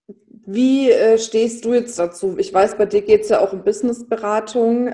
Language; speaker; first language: German; native; German